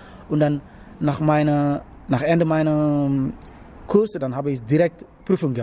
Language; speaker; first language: German; non-native, learner; Wolof